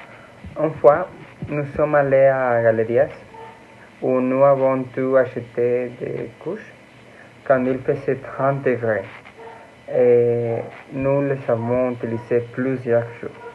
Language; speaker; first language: French; non-native, learner; Spanish